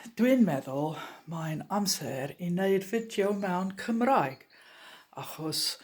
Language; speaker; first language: Welsh; non-native, learner; English